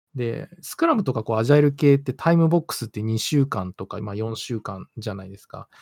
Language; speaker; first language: Japanese; native; Japanese